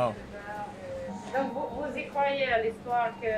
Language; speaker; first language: French; non-native, learner; English